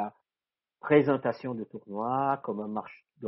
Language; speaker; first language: French; non-native, fluent; Italian